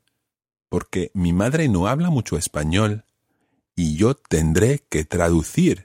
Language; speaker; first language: Spanish; non-native, fluent; English